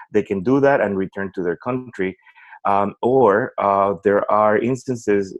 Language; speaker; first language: English; non-native, fluent; Spanish